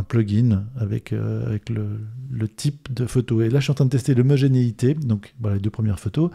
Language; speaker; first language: French; native; French